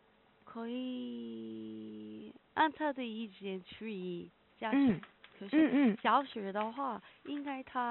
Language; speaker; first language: Chinese; non-native, learner; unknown